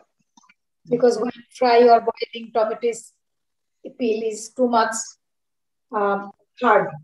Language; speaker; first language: English; non-native, learner; Bangla